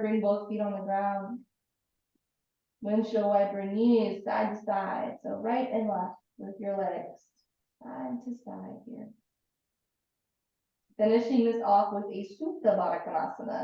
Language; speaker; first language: English; native; English